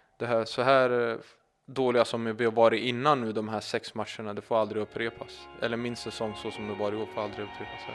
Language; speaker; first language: Swedish; native; Swedish